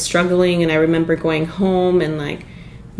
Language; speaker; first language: English; early bilingual, other home language; Spanish